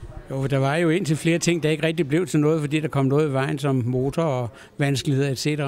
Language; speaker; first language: Danish; native; Danish